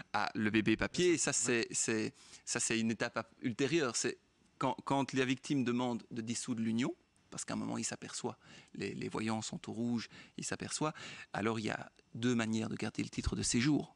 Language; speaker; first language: French; native; French